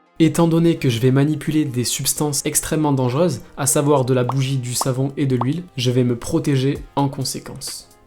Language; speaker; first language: French; native; French